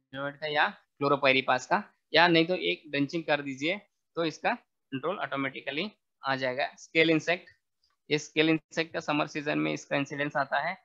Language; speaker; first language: Hindi; non-native, local second language; Marathi